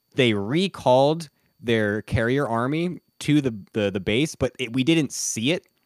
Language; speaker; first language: English; native; English